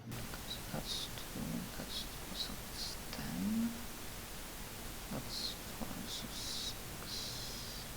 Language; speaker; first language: English; non-native, fluent; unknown